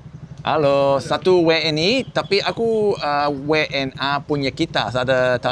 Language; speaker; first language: Indonesian; non-native, learner; English